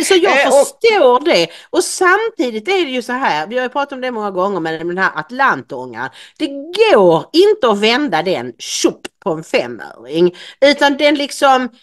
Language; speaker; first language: Swedish; native; Swedish